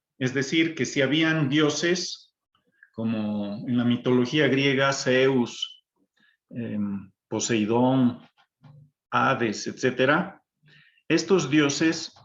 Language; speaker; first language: Spanish; native; Spanish